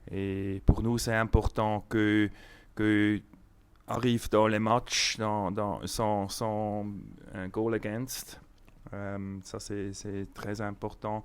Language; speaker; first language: French; non-native, local second language; German